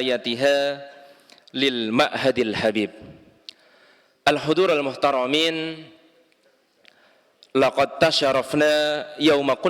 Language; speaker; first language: Arabic; non-native, fluent; Indonesian